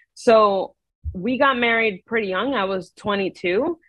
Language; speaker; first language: English; native; English